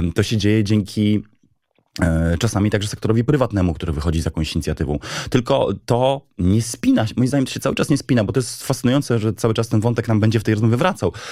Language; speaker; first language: Polish; native; Polish